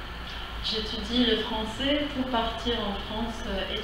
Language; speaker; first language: French; non-native, learner; Korean